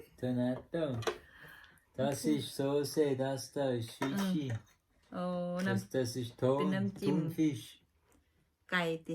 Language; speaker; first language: German; non-native, learner; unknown